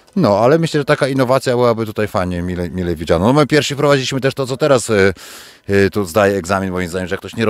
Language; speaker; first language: Polish; native; Polish